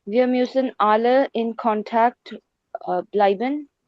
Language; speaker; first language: German; non-native, learner; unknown